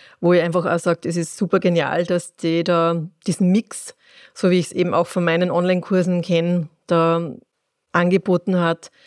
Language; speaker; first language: German; native; German